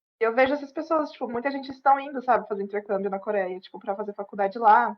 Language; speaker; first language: Portuguese; native; Portuguese